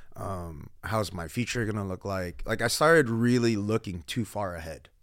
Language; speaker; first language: English; early bilingual, other home language; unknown